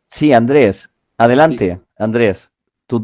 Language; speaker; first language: Spanish; native; Spanish